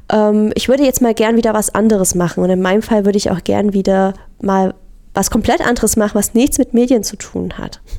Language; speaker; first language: German; native; German